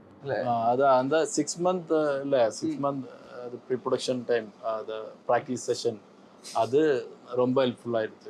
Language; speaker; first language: Tamil; non-native, learner; Malayalam